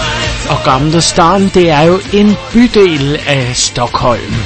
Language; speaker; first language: Danish; native; Danish